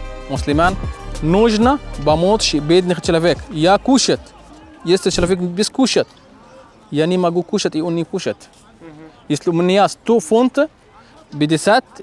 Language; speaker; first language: Russian; non-native, learner; Arabic